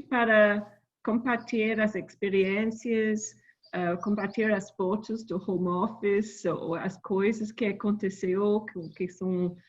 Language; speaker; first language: Portuguese; non-native, learner; English